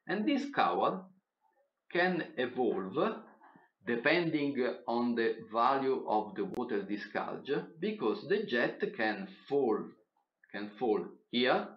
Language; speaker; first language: English; non-native, fluent; Italian